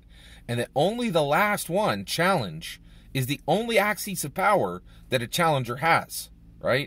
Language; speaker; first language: English; native; English